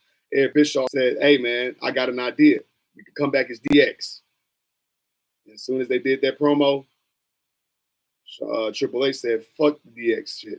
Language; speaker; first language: English; native; English